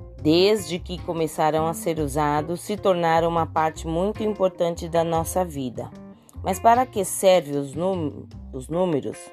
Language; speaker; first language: Portuguese; native; Portuguese